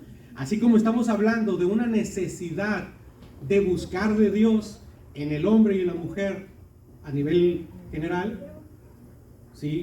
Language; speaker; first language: Spanish; native; Spanish